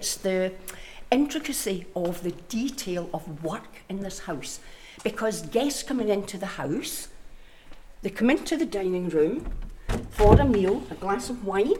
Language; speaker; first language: English; native; English